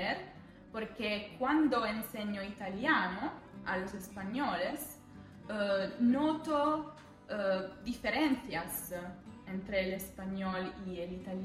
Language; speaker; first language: Spanish; non-native, fluent; Italian